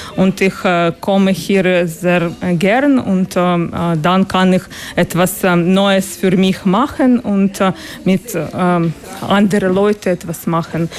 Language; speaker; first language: German; non-native, learner; Russian